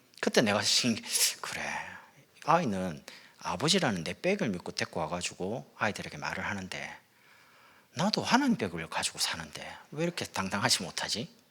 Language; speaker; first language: Korean; native; Korean